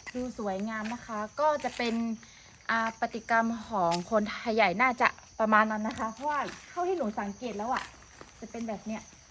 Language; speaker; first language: Thai; non-native, local second language; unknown